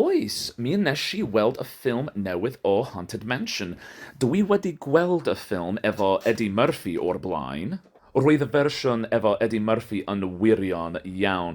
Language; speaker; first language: Welsh; non-native, learner; English